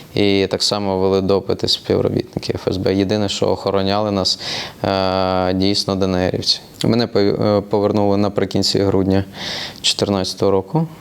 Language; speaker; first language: Ukrainian; native; Ukrainian